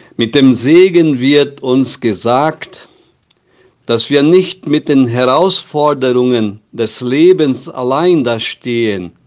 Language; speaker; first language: German; non-native, fluent; Portuguese